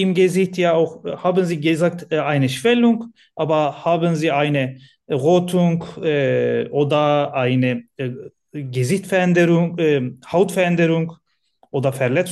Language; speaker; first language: German; non-native, learner; Turkish